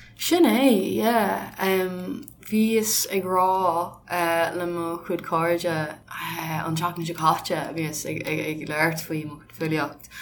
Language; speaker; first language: Irish; non-native, local second language; English